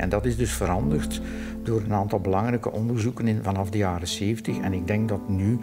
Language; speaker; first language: Dutch; native; Dutch